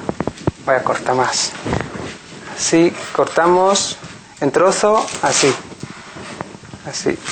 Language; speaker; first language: Spanish; non-native, learner; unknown